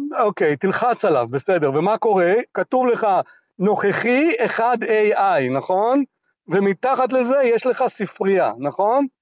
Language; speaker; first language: Hebrew; non-native, local second language; Arabic